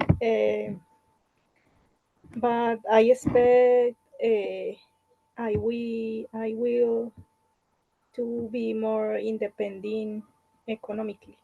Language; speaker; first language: English; non-native, learner; Spanish